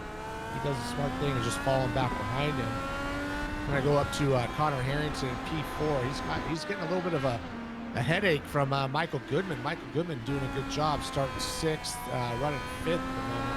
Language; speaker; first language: English; native; English